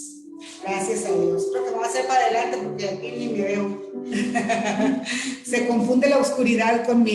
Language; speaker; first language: Spanish; native; Spanish